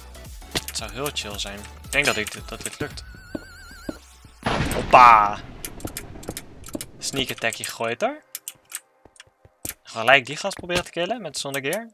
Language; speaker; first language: Dutch; native; Dutch